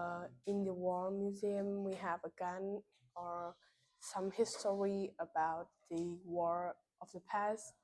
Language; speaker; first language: English; non-native, learner; Vietnamese